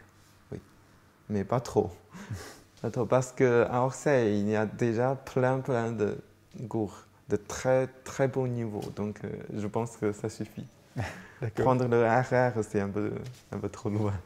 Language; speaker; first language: French; non-native, fluent; Chinese